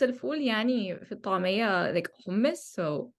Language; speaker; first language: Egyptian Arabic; non-native, learner; English